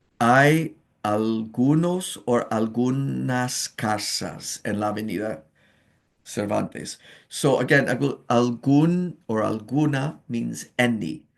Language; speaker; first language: Spanish; non-native, fluent; English